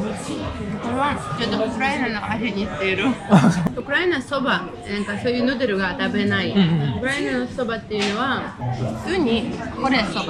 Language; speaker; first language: Japanese; non-native, learner; Ukrainian